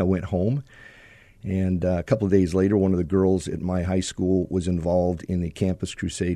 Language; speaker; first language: English; native; English